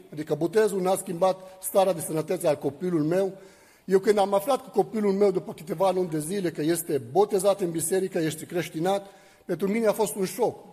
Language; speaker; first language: Romanian; non-native, fluent; Arabic